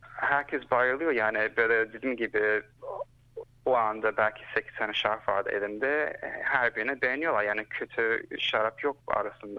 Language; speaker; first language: Turkish; early bilingual, heritage; Turkish